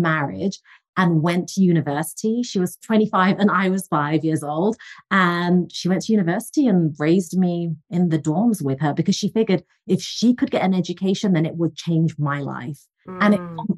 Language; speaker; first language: English; native; English